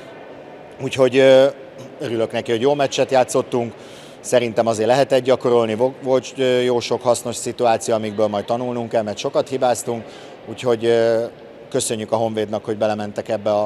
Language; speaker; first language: Hungarian; native; Hungarian